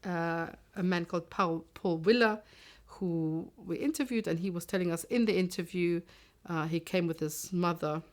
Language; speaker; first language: English; non-native, fluent; German